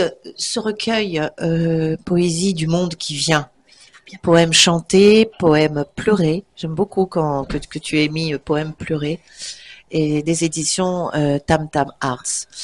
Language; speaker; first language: French; native; French